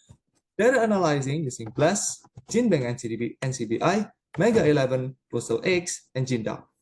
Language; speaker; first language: English; non-native, learner; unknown